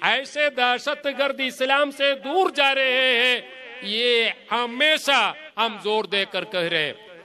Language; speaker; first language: Hindi; non-native, local second language; Malayalam